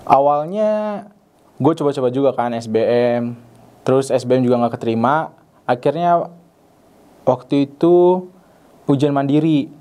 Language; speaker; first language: Indonesian; native; Indonesian